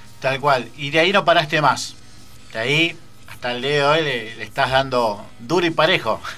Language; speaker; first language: Spanish; native; Spanish